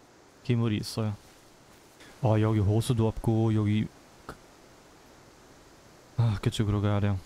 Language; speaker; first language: Korean; non-native, learner; German